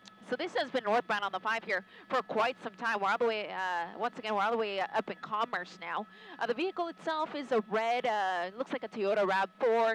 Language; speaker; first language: English; early bilingual, other home language; Spanish